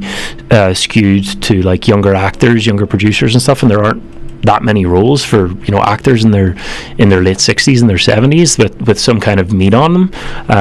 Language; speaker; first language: English; native; English